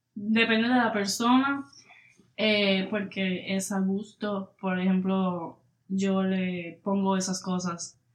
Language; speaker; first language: Spanish; native; Spanish